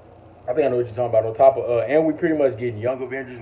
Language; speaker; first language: English; native; English